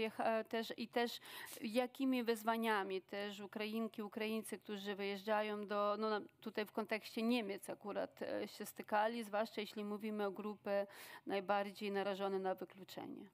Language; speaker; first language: Polish; non-native, fluent; Ukrainian